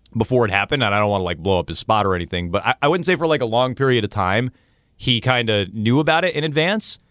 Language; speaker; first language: English; native; English